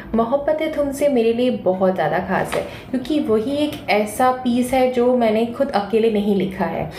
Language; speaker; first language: Hindi; non-native, local second language; Bangla